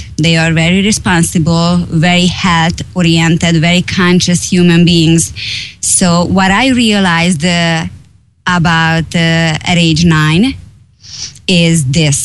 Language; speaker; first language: English; non-native, fluent; Hungarian